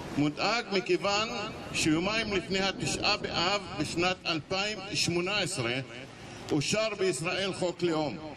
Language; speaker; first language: Hebrew; non-native, local second language; Arabic